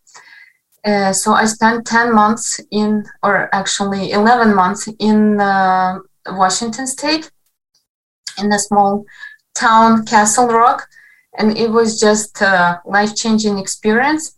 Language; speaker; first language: English; non-native, fluent; Ukrainian